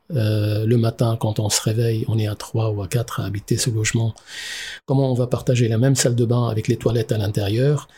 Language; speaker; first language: French; non-native, local second language; Arabic